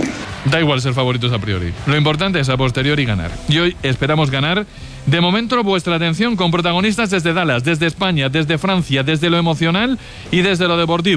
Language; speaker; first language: Spanish; native; Spanish